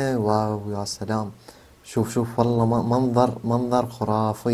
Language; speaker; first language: Arabic; native; Arabic